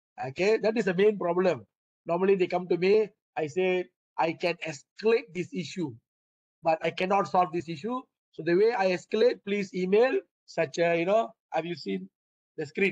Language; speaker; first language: English; non-native, local second language; Malay